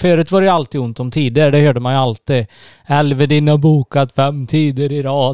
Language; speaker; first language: Swedish; native; Swedish